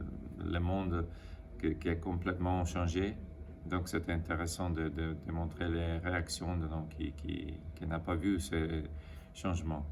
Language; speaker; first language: French; non-native, fluent; Italian